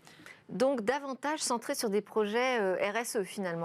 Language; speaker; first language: French; native; French